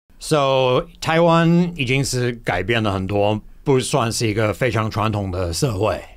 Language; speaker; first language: Chinese; non-native, fluent; English